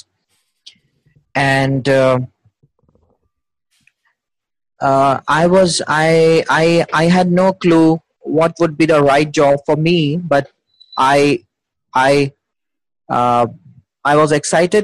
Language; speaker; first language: English; non-native, local second language; Hindi